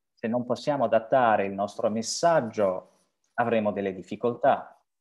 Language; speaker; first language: Italian; non-native, fluent; French